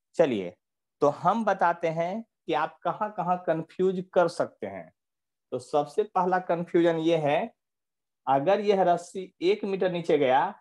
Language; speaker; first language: Hindi; native; Hindi